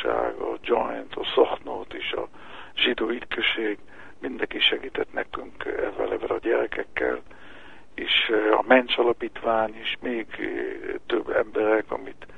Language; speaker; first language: Hungarian; early bilingual, heritage; Hebrew